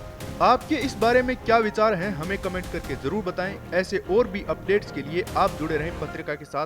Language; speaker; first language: Hindi; native; Hindi